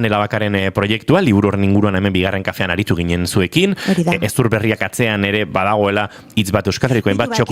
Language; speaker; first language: Basque; native; Basque